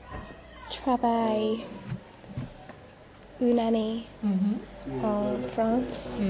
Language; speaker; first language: French; non-native, learner; English